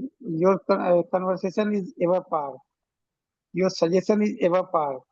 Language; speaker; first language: English; non-native, learner; Hindi